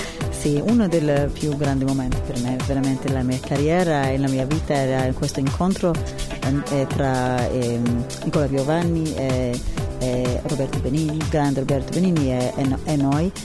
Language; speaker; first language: Italian; non-native, learner; Hebrew